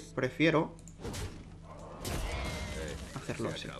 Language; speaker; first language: Spanish; native; Spanish